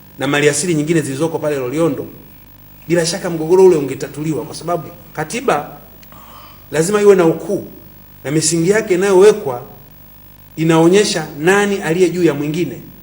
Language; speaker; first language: Swahili; native; Swahili